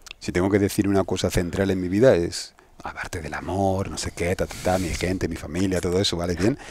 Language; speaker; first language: Spanish; native; Spanish